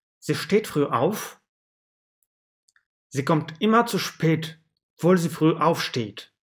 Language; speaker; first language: German; non-native, fluent; Russian